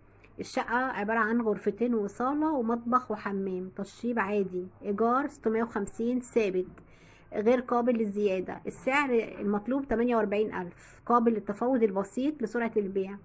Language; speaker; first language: Arabic; native; Arabic